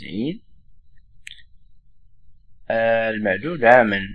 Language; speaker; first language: Arabic; native; Arabic